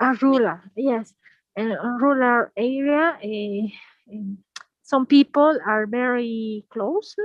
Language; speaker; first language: English; non-native, learner; Spanish